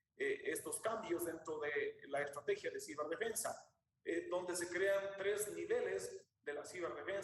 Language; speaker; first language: Spanish; native; Spanish